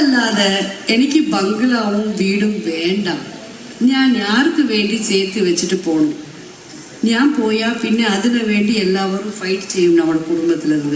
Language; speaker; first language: Malayalam; non-native, local second language; Tamil